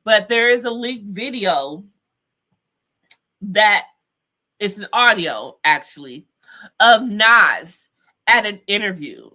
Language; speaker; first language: English; native; English